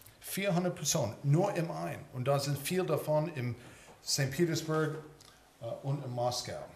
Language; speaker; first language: German; early bilingual, heritage; English